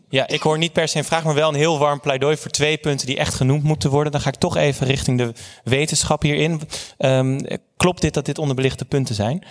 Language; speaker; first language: Dutch; native; Dutch